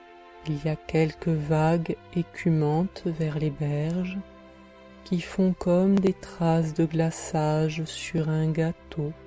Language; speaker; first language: French; native; French